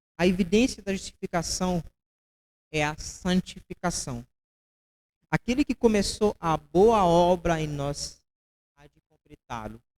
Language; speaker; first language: Portuguese; non-native, fluent; Haitian Creole